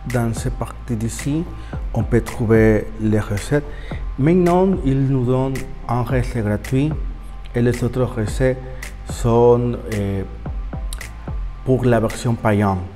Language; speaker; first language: French; non-native, learner; Spanish